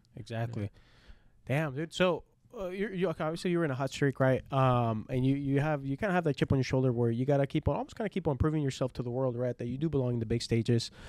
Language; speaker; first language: English; early bilingual, other home language; Spanish